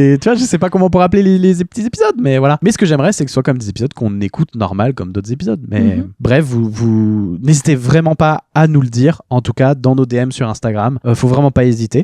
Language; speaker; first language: French; native; French